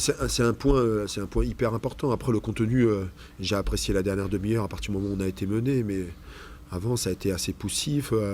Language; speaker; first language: French; native; French